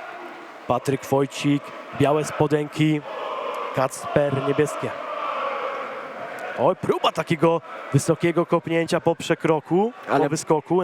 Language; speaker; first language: Polish; native; Polish